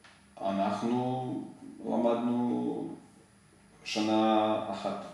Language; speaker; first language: Hebrew; non-native, learner; Serbian